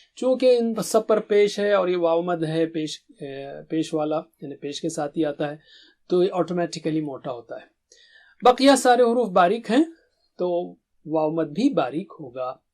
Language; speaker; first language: Urdu; native; Urdu